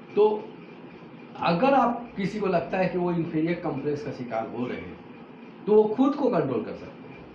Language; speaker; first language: Hindi; native; Hindi